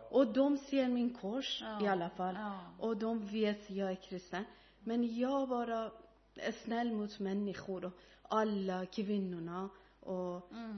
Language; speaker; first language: Swedish; non-native, learner; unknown